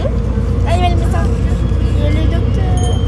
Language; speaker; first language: French; native; French